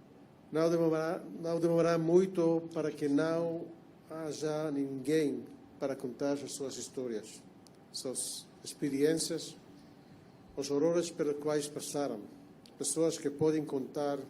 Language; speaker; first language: Portuguese; non-native, fluent; Hebrew